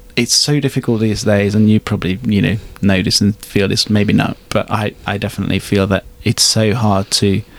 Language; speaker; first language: English; non-native, fluent; Hungarian